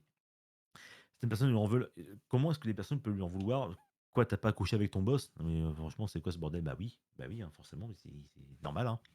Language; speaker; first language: French; native; French